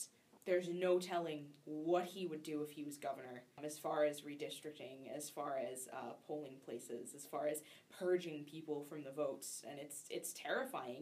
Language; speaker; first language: English; native; English